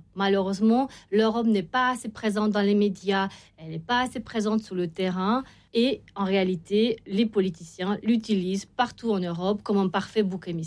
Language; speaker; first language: French; non-native, fluent; Romanian